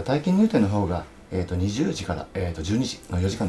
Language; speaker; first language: Japanese; native; Japanese